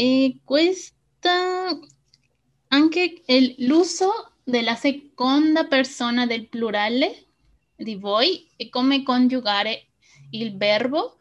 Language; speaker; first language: Italian; non-native, fluent; Spanish